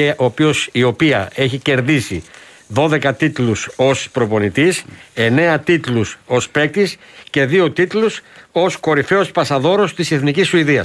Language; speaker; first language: Greek; native; Greek